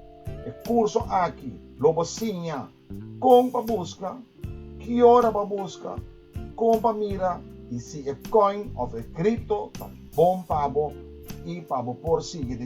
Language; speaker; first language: Portuguese; non-native, learner; Papiamento